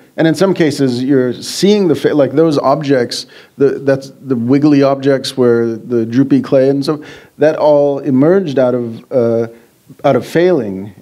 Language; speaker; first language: English; native; English